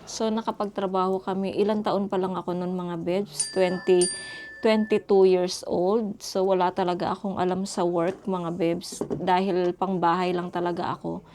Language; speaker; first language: Filipino; native; Filipino